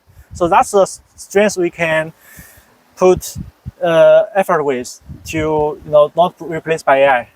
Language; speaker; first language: English; non-native, fluent; Chinese